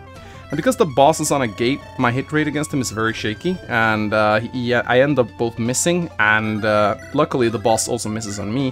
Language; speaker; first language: English; native; English